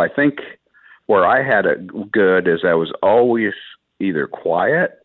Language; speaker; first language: English; early bilingual, other home language; Spanish